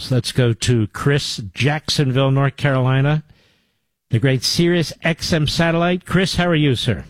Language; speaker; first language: English; native; English